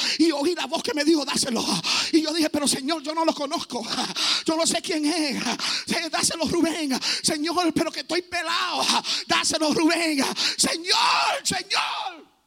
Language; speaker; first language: Spanish; early bilingual, heritage; Spanish